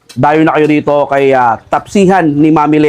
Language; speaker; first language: Filipino; native; Filipino